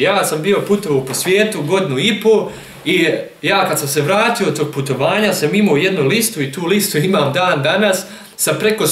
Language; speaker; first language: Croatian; early bilingual, heritage; German